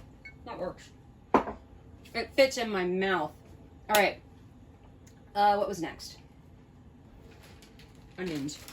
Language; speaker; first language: English; native; English